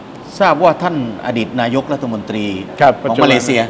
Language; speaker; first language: Thai; native; Thai